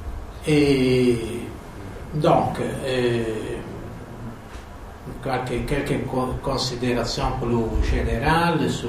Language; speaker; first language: French; non-native, fluent; Italian